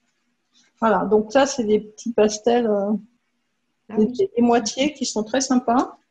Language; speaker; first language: French; native; French